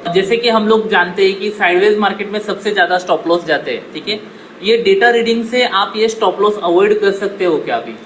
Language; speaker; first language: Hindi; non-native, local second language; Marathi